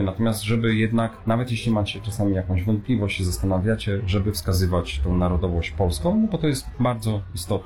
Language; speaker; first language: Polish; native; Polish